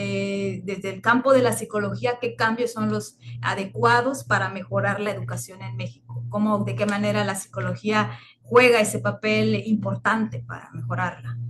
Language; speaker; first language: Spanish; native; Spanish